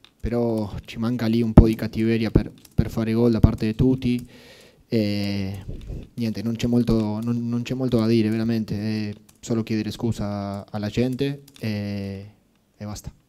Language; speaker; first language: Italian; non-native, fluent; Spanish